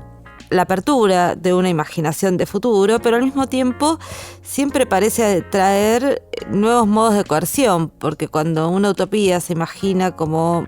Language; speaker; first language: Spanish; native; Spanish